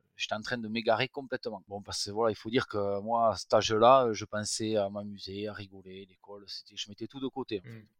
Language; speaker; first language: French; native; French